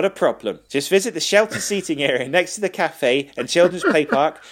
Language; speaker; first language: English; native; English